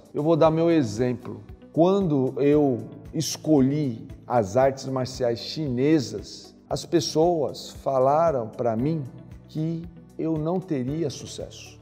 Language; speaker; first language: Portuguese; native; Portuguese